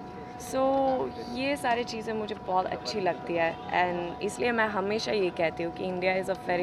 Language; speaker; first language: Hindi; non-native, fluent; Swedish